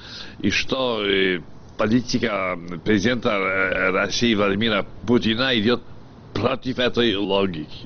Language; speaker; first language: Russian; non-native, fluent; Polish